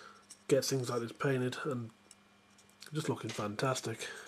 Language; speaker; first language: English; native; English